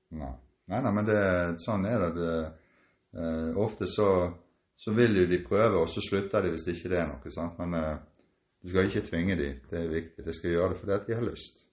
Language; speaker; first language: Norwegian; native; Norwegian